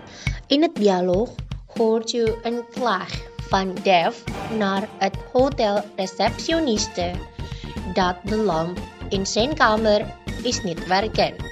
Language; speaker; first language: Dutch; non-native, learner; Indonesian